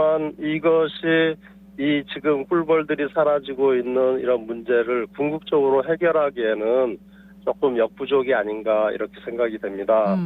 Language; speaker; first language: Korean; native; Korean